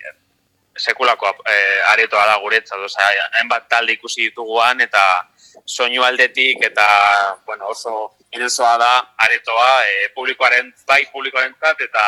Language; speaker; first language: Basque; non-native, local second language; Spanish